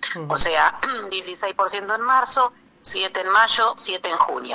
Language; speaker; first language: Spanish; native; Spanish